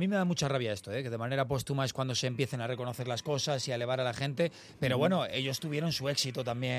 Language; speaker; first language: Spanish; native; Spanish